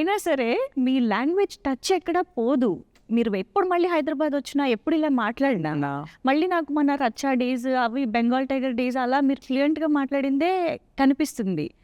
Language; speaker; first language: Telugu; native; Telugu